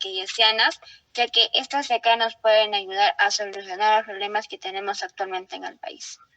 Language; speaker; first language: Spanish; native; Spanish